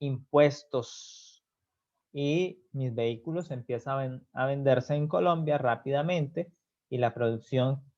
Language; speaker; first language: Spanish; native; Spanish